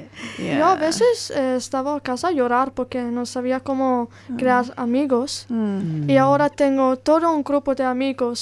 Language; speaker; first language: Spanish; non-native, learner; Italian